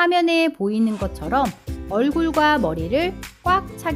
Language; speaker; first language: Korean; native; Korean